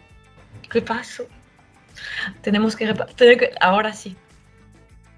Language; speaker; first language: Spanish; non-native, fluent; French